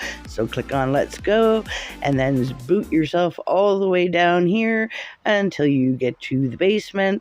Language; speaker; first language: English; native; English